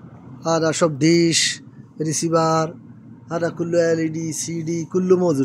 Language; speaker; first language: Arabic; non-native, learner; Bangla